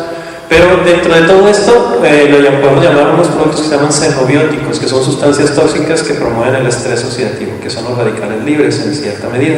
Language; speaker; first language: Spanish; native; Spanish